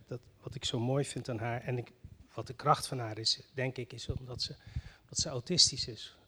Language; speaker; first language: Dutch; early bilingual, other home language; Riffian